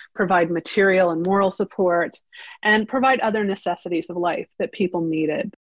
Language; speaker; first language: English; early bilingual, other home language; Ukrainian